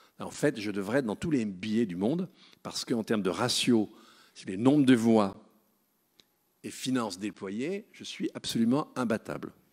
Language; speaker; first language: French; native; French